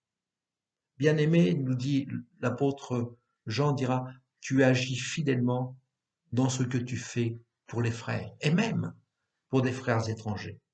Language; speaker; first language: French; native; French